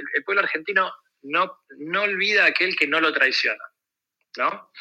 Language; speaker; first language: Spanish; native; Spanish